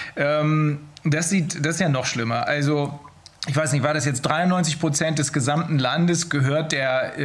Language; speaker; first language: German; native; German